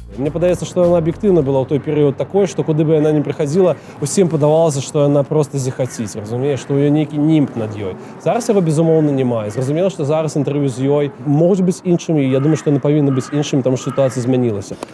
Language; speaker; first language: Belarusian; non-native, local second language; Russian